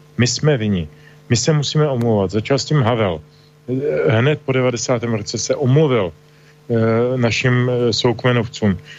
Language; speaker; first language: Czech; native; Czech